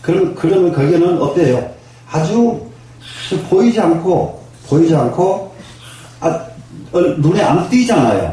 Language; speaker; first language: Korean; native; Korean